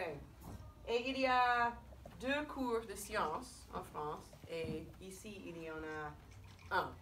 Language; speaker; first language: French; non-native, fluent; English